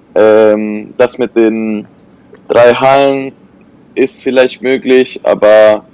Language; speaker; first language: German; non-native, fluent; Spanish